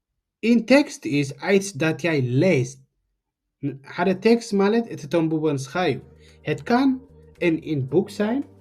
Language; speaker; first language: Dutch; non-native, learner; Tigrinya